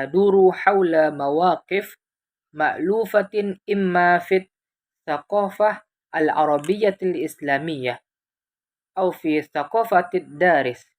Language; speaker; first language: Arabic; non-native, fluent; Indonesian